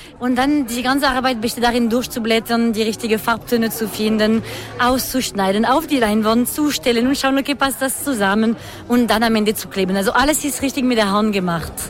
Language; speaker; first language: German; non-native, fluent; French